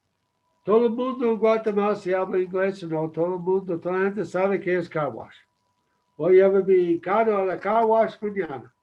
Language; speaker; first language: Spanish; non-native, learner; English